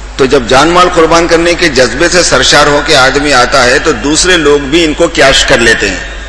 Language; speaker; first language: Hindi; native; Hindi